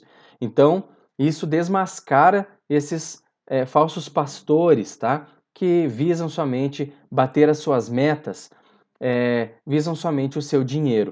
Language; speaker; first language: Portuguese; native; Portuguese